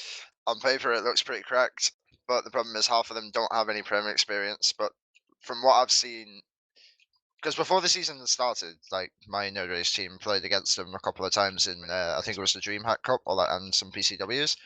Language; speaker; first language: English; native; English